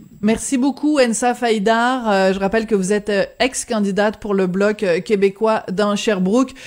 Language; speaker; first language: French; native; French